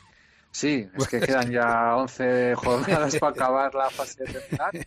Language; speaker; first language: Spanish; native; Spanish